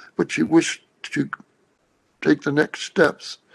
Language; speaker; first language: English; native; English